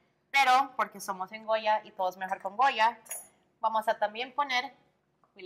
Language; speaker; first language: Spanish; early bilingual, heritage; Spanish